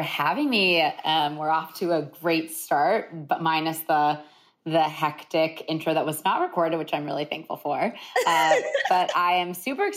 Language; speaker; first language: English; native; English